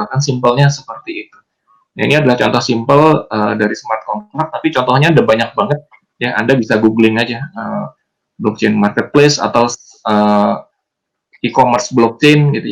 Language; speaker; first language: Indonesian; native; Indonesian